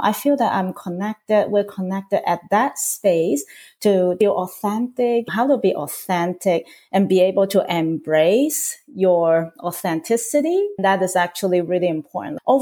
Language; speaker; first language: English; non-native, local second language; Cantonese